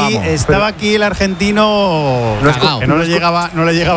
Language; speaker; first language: Spanish; native; Spanish